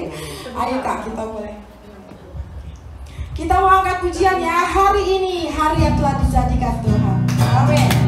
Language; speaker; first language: Indonesian; native; Indonesian